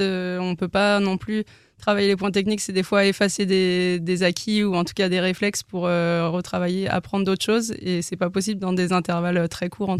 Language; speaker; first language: French; native; French